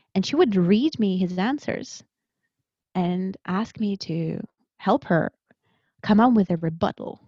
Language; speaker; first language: English; early bilingual, other home language; Russian